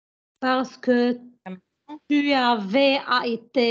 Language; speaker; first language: French; non-native, learner; Arabic